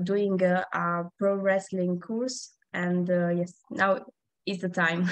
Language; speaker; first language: English; non-native, learner; Italian